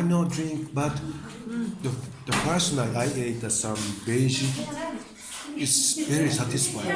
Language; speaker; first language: English; non-native, learner; Japanese